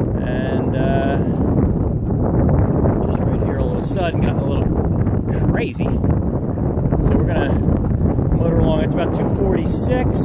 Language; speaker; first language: English; native; English